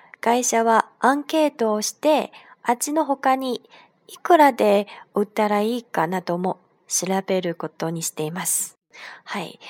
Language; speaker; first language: Japanese; non-native, fluent; Chinese